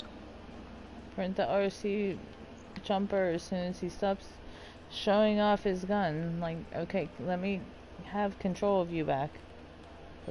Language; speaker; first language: English; native; English